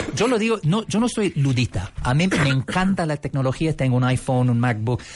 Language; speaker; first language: Spanish; non-native, fluent; English